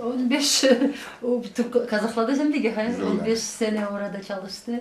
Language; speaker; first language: Turkish; non-native, learner; Chuvash